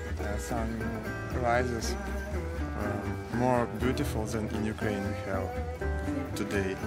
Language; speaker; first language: English; non-native, learner; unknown